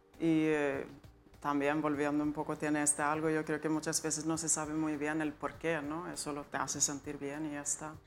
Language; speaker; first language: Spanish; non-native, fluent; Swedish